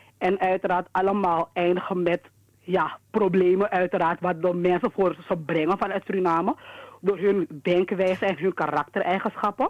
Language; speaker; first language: Dutch; native; Dutch